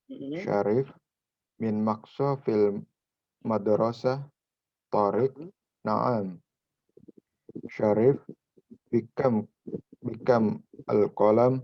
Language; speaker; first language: Arabic; non-native, learner; Indonesian